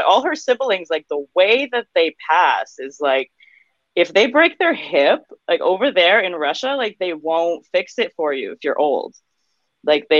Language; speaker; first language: English; early bilingual, other home language; Russian